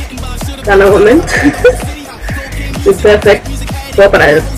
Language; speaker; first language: German; native; German